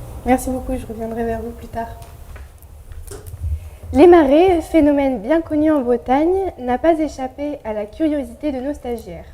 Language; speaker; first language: French; native; French